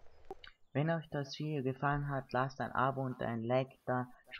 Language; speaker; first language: German; native; German